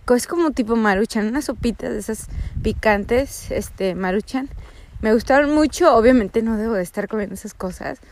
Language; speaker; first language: Spanish; native; Spanish